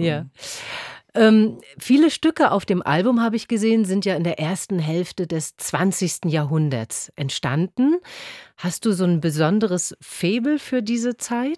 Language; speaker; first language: German; native; German